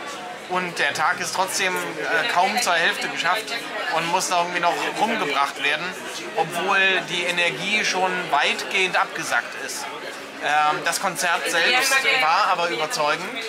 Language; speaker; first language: German; native; German